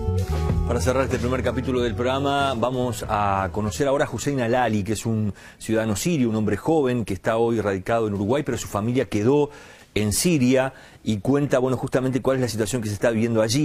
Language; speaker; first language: Spanish; native; Spanish